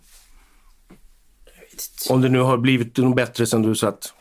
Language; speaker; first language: Swedish; native; Swedish